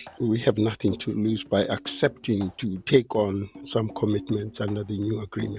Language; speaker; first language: English; non-native, local second language; Tswana